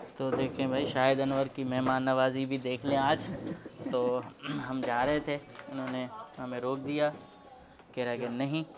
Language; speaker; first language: Urdu; non-native, local second language; Sindhi